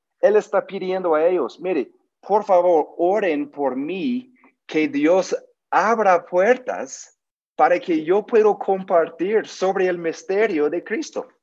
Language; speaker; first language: Spanish; non-native, learner; English